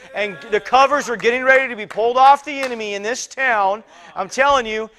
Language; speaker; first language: English; native; English